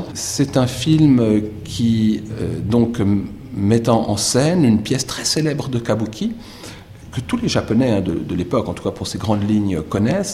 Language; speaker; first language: French; native; French